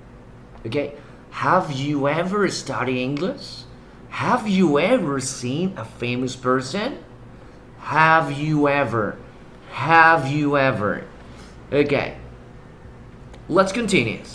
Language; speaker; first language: English; non-native, fluent; Spanish